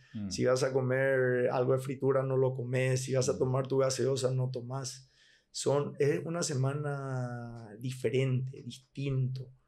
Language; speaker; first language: Spanish; native; Spanish